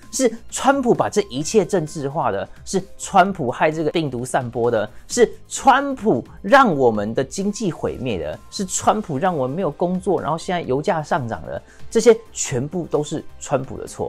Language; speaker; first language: Chinese; native; Chinese